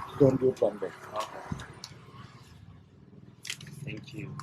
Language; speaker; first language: English; non-native, learner; Thai